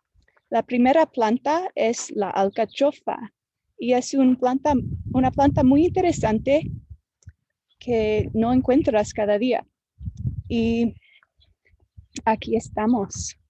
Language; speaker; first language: Spanish; non-native, fluent; English